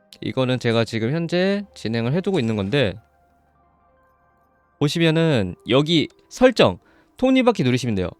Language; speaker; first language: Korean; native; Korean